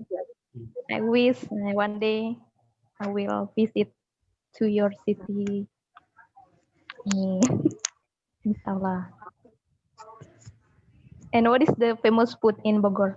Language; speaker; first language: English; non-native, learner; Indonesian